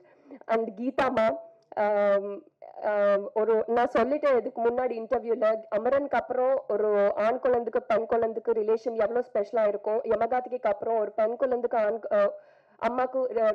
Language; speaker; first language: Tamil; non-native, fluent; Telugu